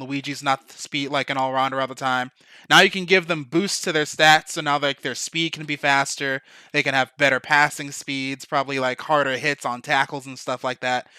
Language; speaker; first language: English; native; English